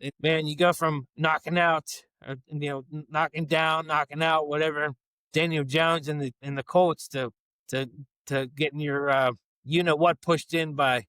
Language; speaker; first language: English; native; English